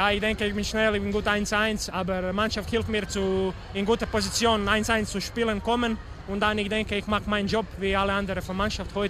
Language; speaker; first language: German; non-native, learner; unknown